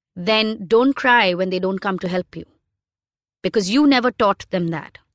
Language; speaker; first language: English; non-native, local second language; Hindi